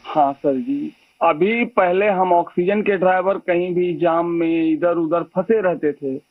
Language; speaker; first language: Hindi; native; Hindi